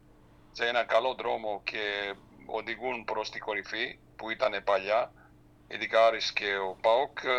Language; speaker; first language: Greek; non-native, fluent; Serbian